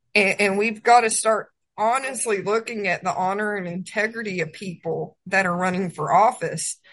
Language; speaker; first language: English; native; English